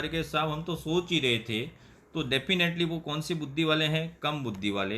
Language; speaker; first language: Hindi; native; Hindi